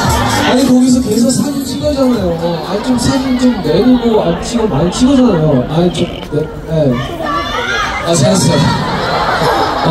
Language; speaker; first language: Korean; non-native, learner; Chinese